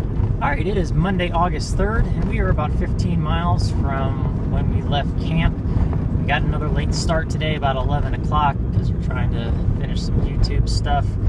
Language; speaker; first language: English; native; English